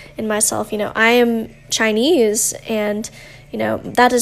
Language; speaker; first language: English; native; English